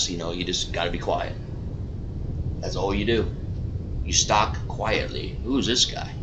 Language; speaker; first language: English; native; English